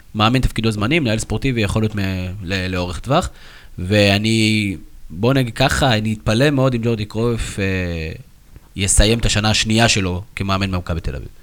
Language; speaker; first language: Hebrew; native; Hebrew